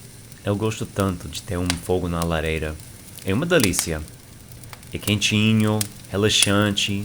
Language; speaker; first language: Portuguese; non-native, fluent; English